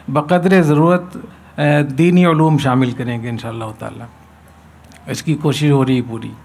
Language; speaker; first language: Urdu; native; Urdu